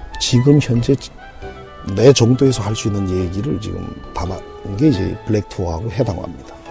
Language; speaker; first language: Korean; native; Korean